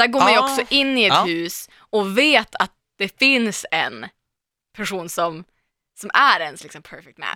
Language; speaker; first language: Swedish; native; Swedish